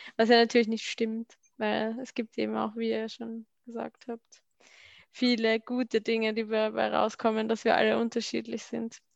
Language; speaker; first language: German; native; German